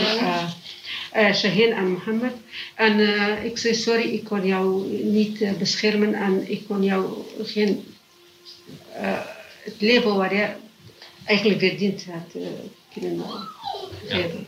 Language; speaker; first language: Dutch; non-native, learner; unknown